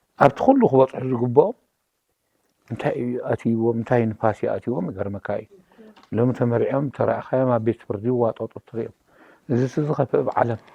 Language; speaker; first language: Tigrinya; native; Tigrinya